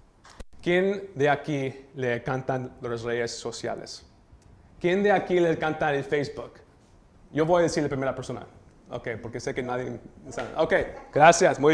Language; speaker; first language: Spanish; early bilingual, heritage; Spanish